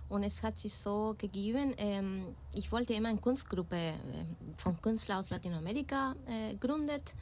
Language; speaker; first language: German; non-native, fluent; Spanish